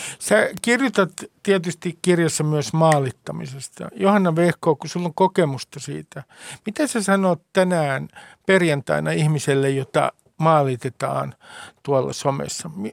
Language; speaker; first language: Finnish; native; Finnish